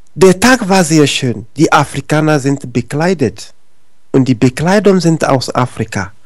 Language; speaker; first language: German; non-native, learner; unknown